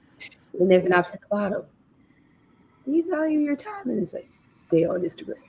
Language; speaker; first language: English; native; English